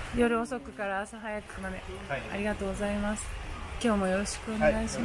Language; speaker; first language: Japanese; native; Japanese